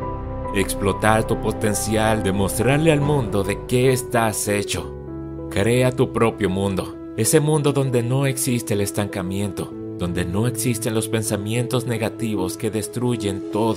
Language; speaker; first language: Spanish; native; Spanish